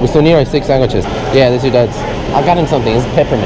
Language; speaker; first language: English; early bilingual, other home language; Spanish